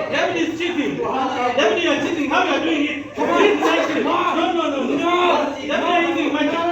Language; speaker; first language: English; non-native, learner; Hindi